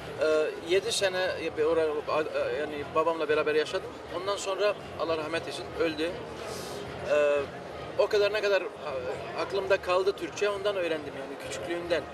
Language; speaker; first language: Turkish; early bilingual, heritage; Turkish